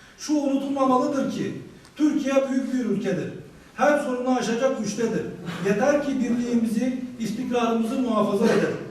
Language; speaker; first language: Turkish; native; Turkish